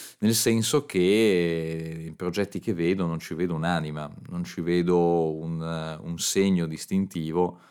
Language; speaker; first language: Italian; native; Italian